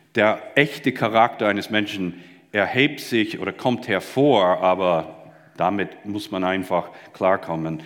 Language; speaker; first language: German; non-native, fluent; English